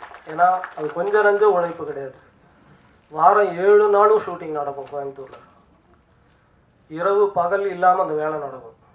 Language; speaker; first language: Tamil; native; Tamil